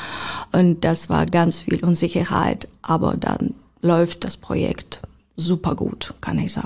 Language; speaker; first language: German; non-native, learner; Ukrainian